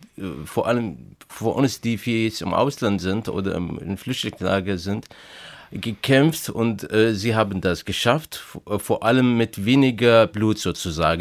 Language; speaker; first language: German; non-native, fluent; Arabic